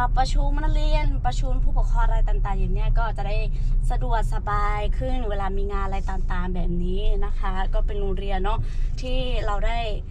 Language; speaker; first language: Thai; non-native, local second language; Lahu